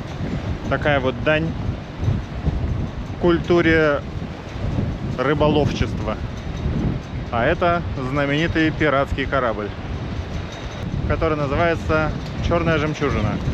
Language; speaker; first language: Russian; native; Russian